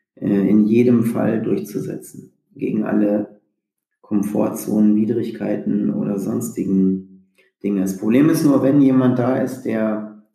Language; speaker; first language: German; native; German